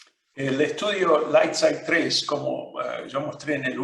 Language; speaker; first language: Spanish; non-native, fluent; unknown